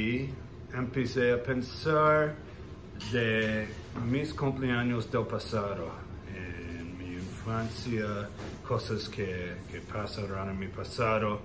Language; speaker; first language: Spanish; non-native, learner; English